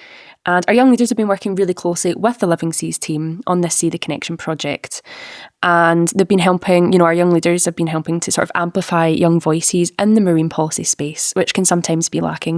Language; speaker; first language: English; native; English